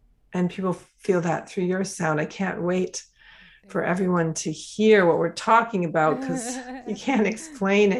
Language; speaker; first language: English; native; English